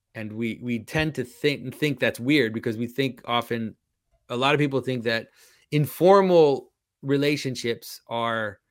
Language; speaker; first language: English; non-native, fluent; French